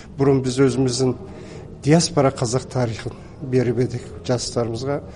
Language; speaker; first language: Kazakh; early bilingual, heritage; Kazakh